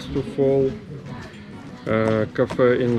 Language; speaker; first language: English; non-native, learner; Russian